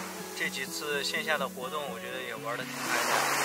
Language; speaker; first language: Chinese; native; Chinese